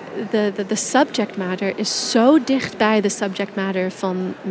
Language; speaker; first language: Dutch; non-native, fluent; English